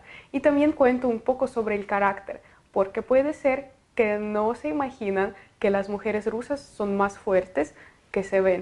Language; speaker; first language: Spanish; non-native, fluent; Russian